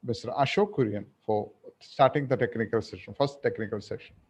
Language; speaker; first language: English; non-native, local second language; Malayalam